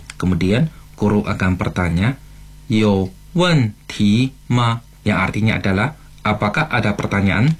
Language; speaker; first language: Malay; non-native, fluent; Chinese